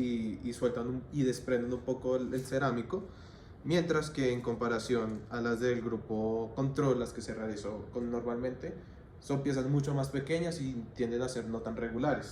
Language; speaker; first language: Spanish; native; Spanish